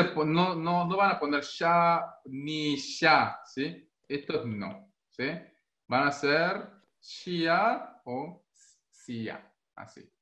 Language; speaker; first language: Spanish; non-native, fluent; Korean